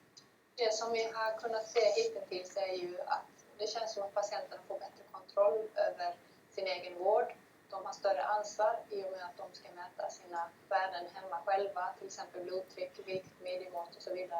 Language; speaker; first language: Swedish; native; Swedish